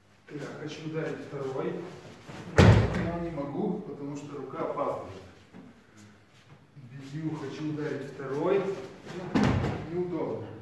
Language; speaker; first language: Russian; native; Russian